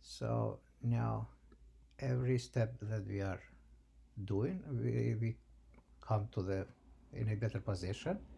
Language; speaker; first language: English; non-native, fluent; Albanian